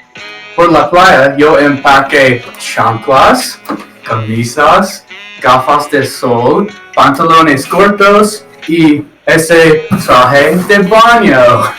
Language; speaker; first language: Spanish; non-native, learner; English